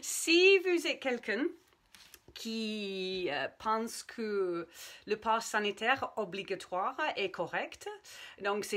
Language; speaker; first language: French; non-native, fluent; English